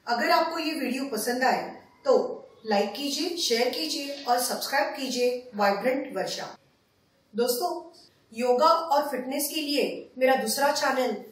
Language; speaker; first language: Hindi; native; Hindi